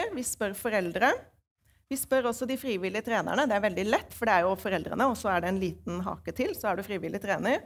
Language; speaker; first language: Norwegian; native; Norwegian